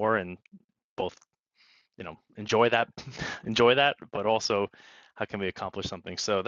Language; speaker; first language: English; native; English